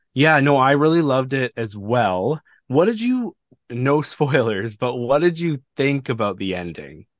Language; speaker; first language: English; native; English